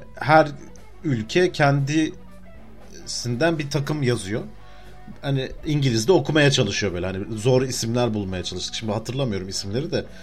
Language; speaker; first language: Turkish; native; Turkish